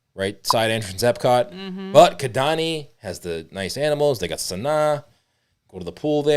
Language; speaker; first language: English; native; English